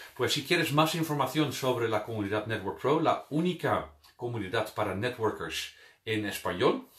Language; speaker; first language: Spanish; non-native, fluent; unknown